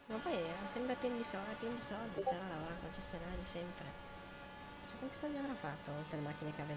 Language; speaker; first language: Italian; native; Italian